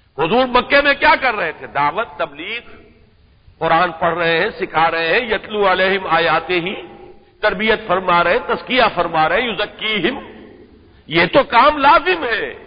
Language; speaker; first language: Urdu; native; Urdu